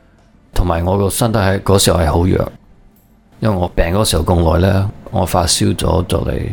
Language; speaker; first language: Cantonese; early bilingual, heritage; Cantonese